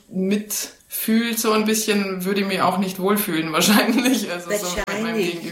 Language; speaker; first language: German; native; German